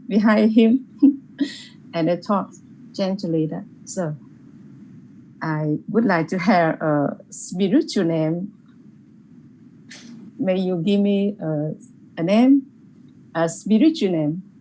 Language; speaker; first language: English; non-native, learner; Vietnamese